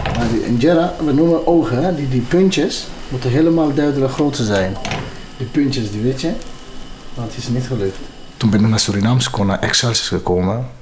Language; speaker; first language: Dutch; non-native, fluent; Amharic